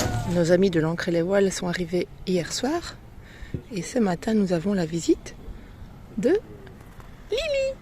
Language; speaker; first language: French; native; French